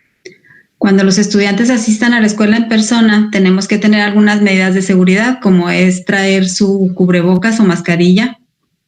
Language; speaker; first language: Spanish; native; Spanish